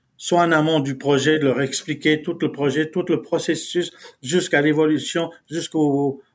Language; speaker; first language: French; non-native, fluent; Innu-aimun